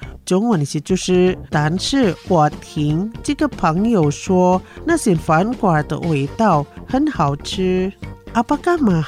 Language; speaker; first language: Chinese; non-native, fluent; Indonesian